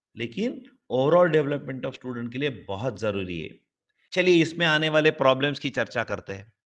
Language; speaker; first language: Hindi; non-native, local second language; Marathi